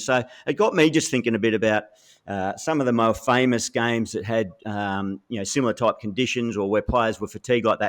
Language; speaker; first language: English; native; English